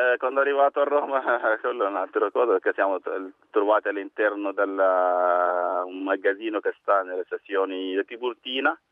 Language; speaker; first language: Italian; non-native, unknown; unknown